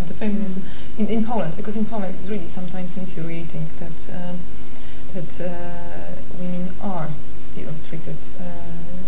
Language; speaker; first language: English; non-native, fluent; Polish